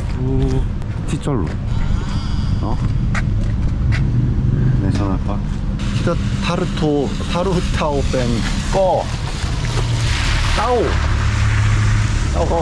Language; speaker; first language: Thai; non-native, learner; Korean